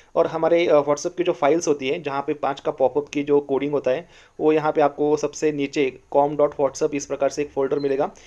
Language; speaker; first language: Hindi; non-native, local second language; Marathi